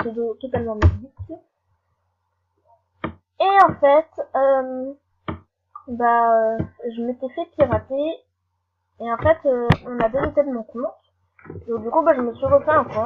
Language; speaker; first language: French; native; French